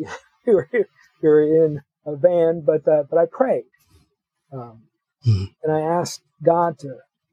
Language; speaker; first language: English; native; English